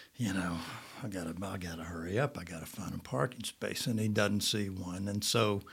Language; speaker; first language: English; native; English